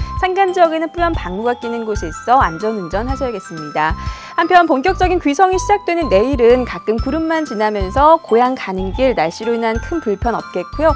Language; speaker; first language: Korean; native; Korean